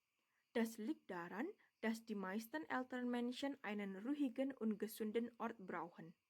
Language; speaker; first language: German; non-native, learner; Indonesian